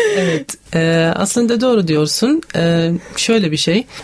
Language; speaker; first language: Turkish; non-native, learner; Arabic